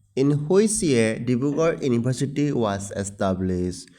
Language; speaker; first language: English; non-native, local second language; Assamese